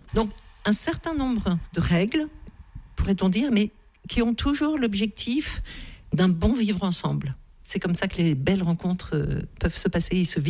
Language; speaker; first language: French; native; French